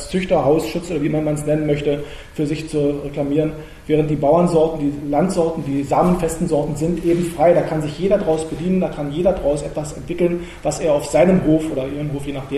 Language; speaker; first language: German; native; German